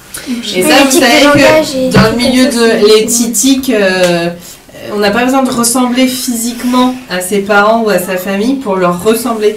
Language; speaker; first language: French; native; French